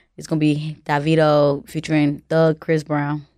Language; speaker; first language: English; early bilingual, other home language; Haitian Creole